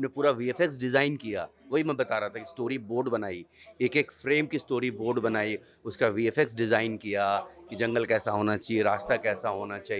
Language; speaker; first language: Hindi; native; Hindi